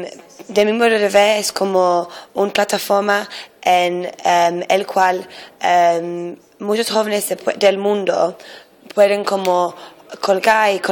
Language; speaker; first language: Spanish; non-native, fluent; English